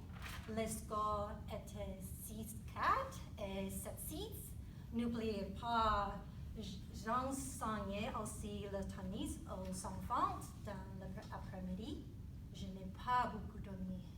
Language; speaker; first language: French; non-native, learner; English